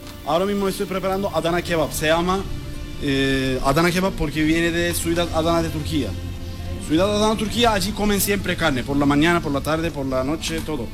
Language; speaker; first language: Spanish; non-native, learner; Turkish